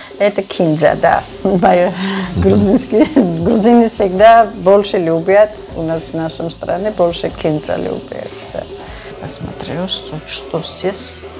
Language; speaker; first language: Russian; non-native, local second language; Georgian